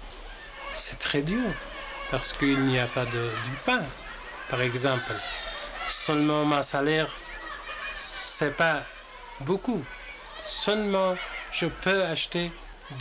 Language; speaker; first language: French; non-native, learner; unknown